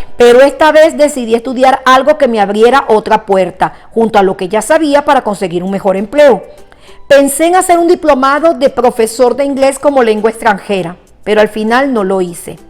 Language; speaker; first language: Spanish; native; Spanish